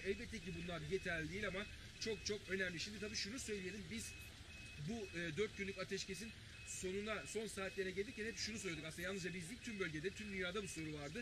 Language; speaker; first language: Turkish; native; Turkish